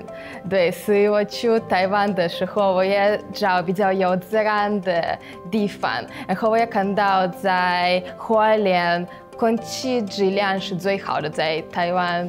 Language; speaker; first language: Chinese; non-native, fluent; Russian